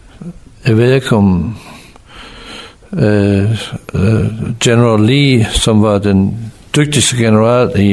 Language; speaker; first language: Danish; non-native, fluent; English